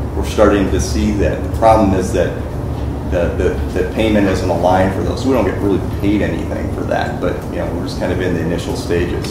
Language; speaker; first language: English; native; English